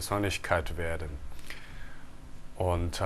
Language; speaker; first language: German; non-native, fluent; Chinese